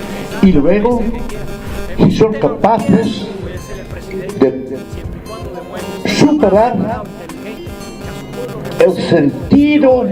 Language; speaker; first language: Spanish; non-native, fluent; Dutch